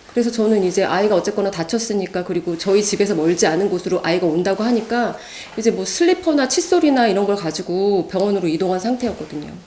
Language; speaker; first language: Korean; native; Korean